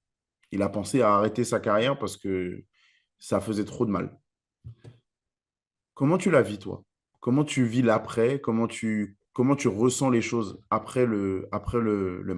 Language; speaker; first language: French; native; French